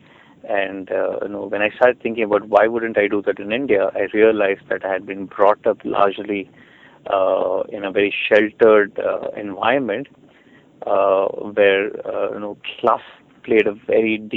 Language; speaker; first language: English; non-native, local second language; Hindi